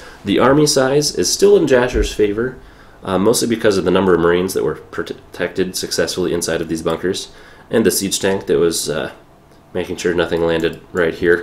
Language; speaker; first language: English; native; English